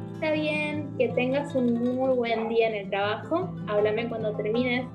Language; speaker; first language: Spanish; native; Spanish